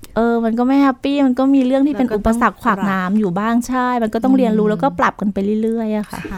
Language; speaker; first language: Thai; native; Thai